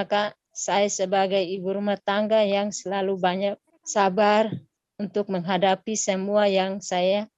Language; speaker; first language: Indonesian; non-native, local second language; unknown